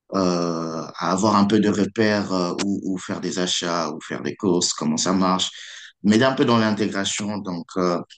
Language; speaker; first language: French; non-native, local second language; Lingala